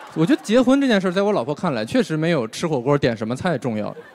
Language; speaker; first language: Chinese; native; Chinese